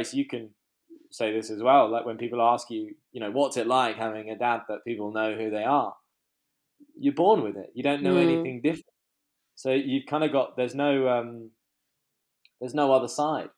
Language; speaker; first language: English; native; English